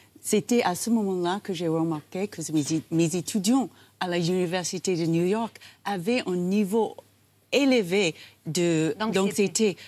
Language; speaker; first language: French; non-native, learner; English